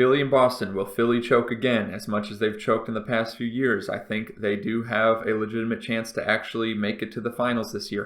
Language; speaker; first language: English; native; English